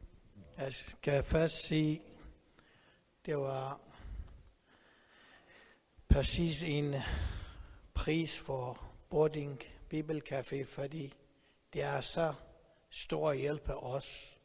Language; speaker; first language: Danish; non-native, learner; Persian